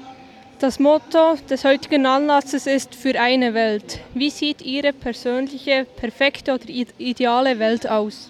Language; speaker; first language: German; native; German